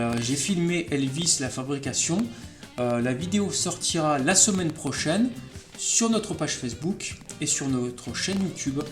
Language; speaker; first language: French; native; French